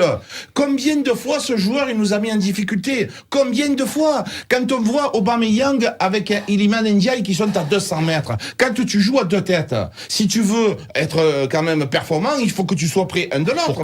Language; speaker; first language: French; native; French